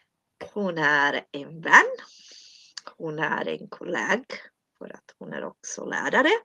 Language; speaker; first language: Swedish; non-native, fluent; Italian